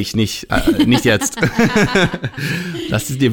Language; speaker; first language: German; non-native, fluent; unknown